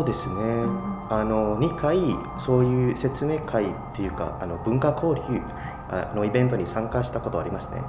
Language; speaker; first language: Japanese; non-native, fluent; Indonesian